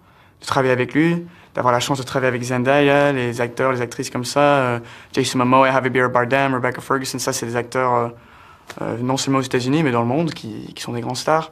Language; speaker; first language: French; early bilingual, heritage; French